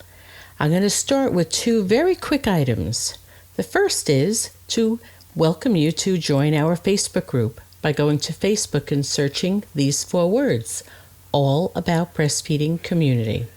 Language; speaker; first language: English; native; English